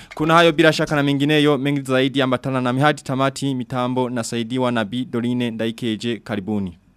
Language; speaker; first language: Swahili; non-native, local second language; Rundi